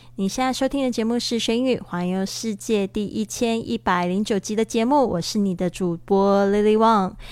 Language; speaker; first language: Chinese; native; Chinese